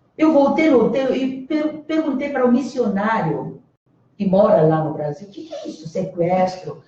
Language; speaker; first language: Portuguese; early bilingual, other home language; Korean